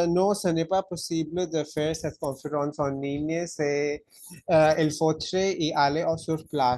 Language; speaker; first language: French; non-native, fluent; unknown